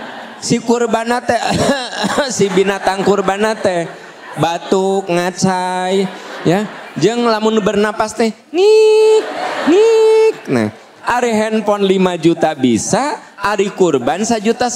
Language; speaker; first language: Indonesian; non-native, local second language; Sundanese